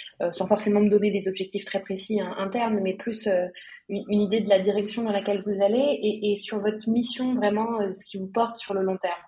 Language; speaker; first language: French; native; French